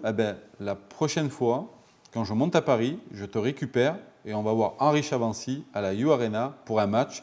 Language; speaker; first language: French; native; French